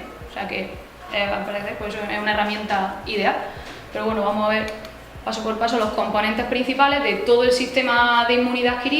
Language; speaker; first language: Spanish; native; Spanish